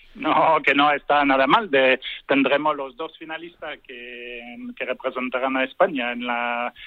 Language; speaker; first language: Spanish; non-native, fluent; French